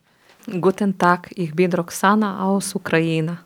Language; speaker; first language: German; non-native, learner; Ukrainian